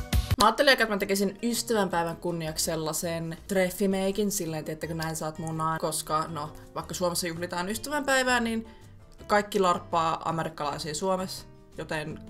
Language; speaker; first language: Finnish; native; Finnish